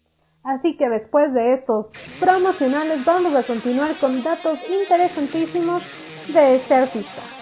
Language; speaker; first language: Spanish; native; Spanish